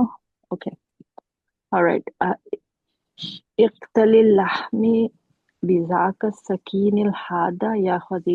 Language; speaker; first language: Arabic; non-native, learner; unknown